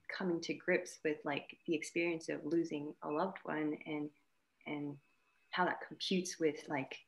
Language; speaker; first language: English; native; English